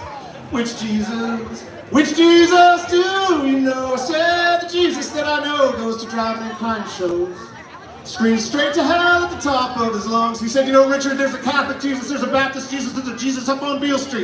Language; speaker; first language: English; native; English